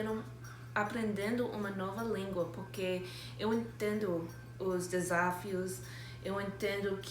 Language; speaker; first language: Portuguese; non-native, fluent; English